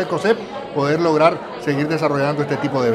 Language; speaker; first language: Spanish; native; Spanish